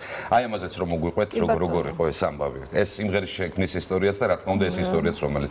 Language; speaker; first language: Georgian; native; Georgian